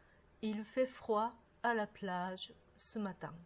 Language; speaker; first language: French; non-native, fluent; Japanese